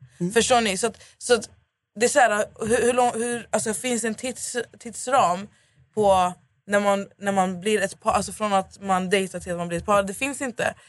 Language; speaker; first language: Swedish; native; Swedish